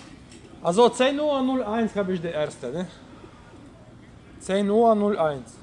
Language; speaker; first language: German; non-native, learner; Polish